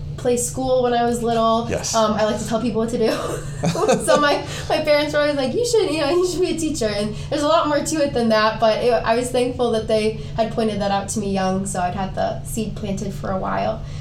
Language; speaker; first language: English; native; English